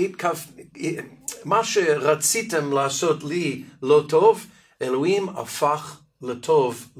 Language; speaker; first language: Hebrew; non-native, fluent; Russian